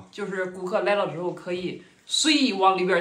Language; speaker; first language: Chinese; native; Chinese